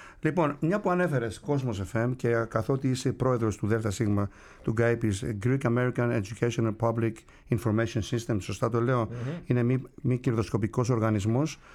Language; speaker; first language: Greek; native; Greek